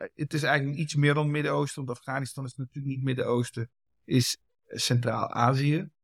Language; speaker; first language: Dutch; early bilingual, other home language; Kurdish